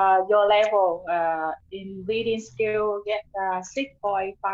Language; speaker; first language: English; non-native, learner; Vietnamese